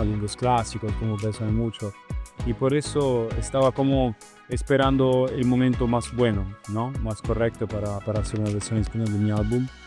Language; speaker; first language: Spanish; non-native, learner; Italian